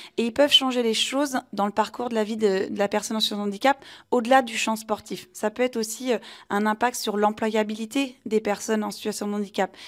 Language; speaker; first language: French; native; French